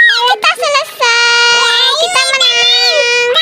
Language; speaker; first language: Indonesian; native; Indonesian